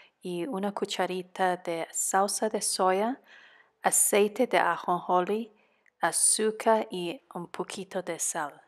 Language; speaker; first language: Spanish; non-native, fluent; Cantonese